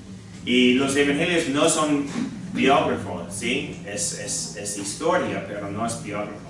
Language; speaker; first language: Spanish; non-native, fluent; English